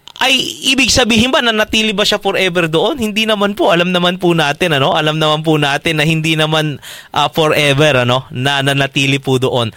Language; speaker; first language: Filipino; native; Filipino